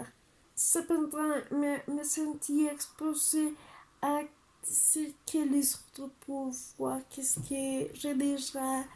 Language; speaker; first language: French; non-native, learner; Spanish